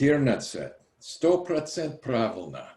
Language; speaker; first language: Russian; non-native, learner; English